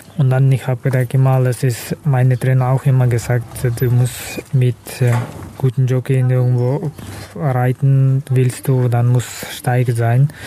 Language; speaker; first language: German; non-native, learner; Kazakh